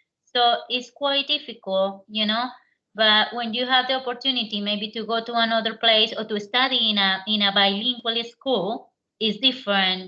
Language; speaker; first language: English; non-native, learner; Spanish